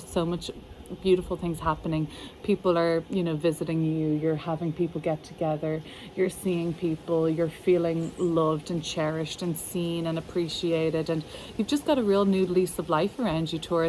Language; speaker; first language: English; native; English